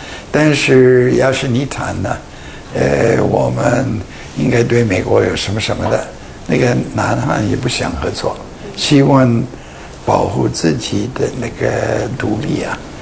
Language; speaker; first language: Chinese; non-native, fluent; English